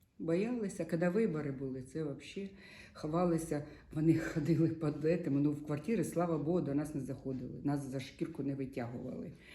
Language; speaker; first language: Ukrainian; non-native, local second language; Russian